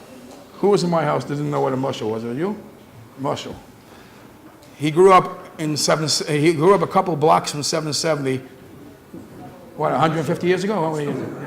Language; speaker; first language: English; native; English